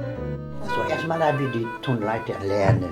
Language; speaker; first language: German; non-native, learner; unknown